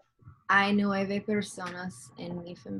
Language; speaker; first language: Spanish; non-native, learner; English